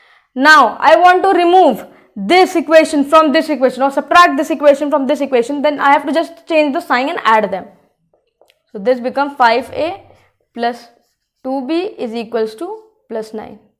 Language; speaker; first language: English; non-native, local second language; Hindi